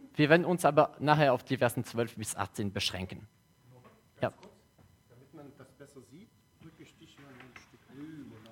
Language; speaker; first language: German; non-native, local second language; French